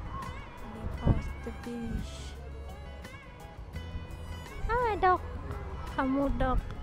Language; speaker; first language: English; non-native, learner; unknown